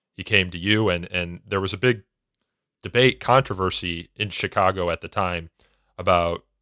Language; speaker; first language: English; native; English